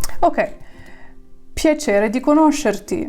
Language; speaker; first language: Italian; non-native, fluent; Ukrainian